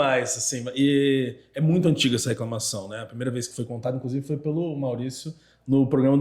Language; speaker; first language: Portuguese; native; Portuguese